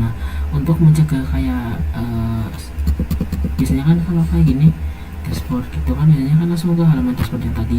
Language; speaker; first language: Indonesian; native; Indonesian